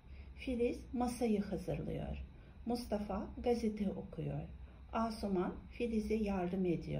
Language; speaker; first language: Turkish; non-native, fluent; Kazakh